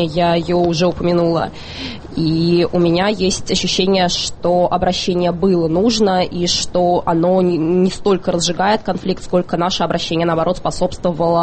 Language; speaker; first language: Russian; native; Russian